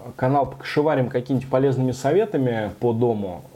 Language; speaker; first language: Russian; native; Russian